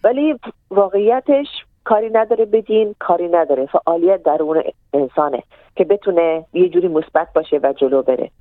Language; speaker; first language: Persian; non-native, fluent; Arabic